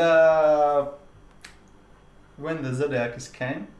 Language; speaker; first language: English; non-native, learner; Russian